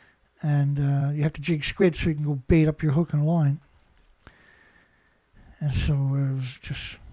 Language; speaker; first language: English; native; English